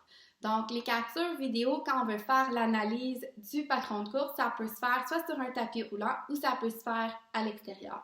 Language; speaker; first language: French; native; French